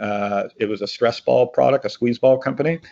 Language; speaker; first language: English; native; English